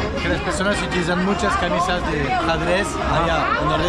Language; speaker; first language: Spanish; non-native, fluent; French